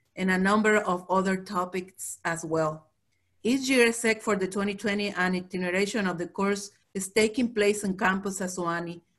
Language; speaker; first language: English; non-native, fluent; Spanish